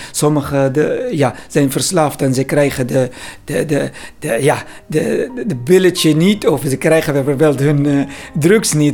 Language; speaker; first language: Dutch; non-native, learner; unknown